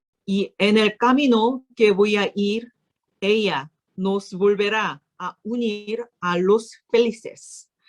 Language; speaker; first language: Spanish; non-native, learner; Korean